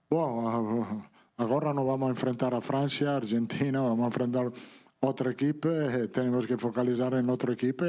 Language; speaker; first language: Portuguese; non-native, learner; Italian